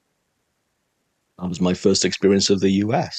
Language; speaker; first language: English; native; English